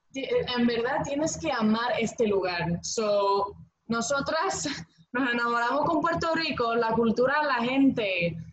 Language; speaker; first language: Spanish; non-native, fluent; Greek